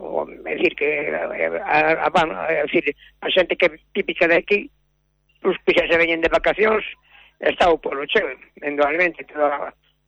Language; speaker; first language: Galician; native; Galician